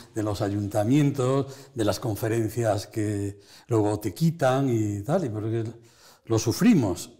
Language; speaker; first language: Spanish; native; Spanish